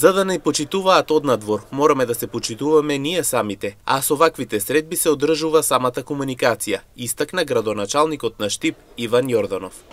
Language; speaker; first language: Macedonian; native; Macedonian